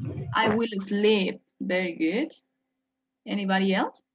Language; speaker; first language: English; non-native, fluent; Spanish